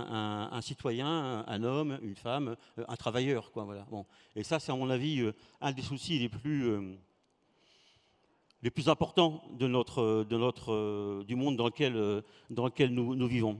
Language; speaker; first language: French; native; French